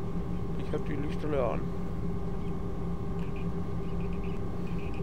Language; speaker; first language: German; native; German